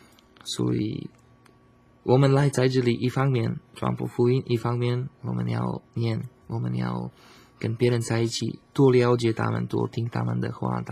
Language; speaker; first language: Chinese; non-native, learner; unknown